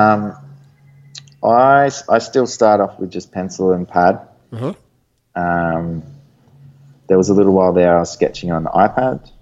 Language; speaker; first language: English; native; English